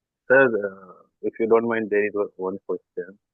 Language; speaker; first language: English; non-native, learner; Hindi